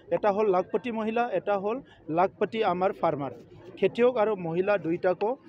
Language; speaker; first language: Assamese; non-native, local second language; Bodo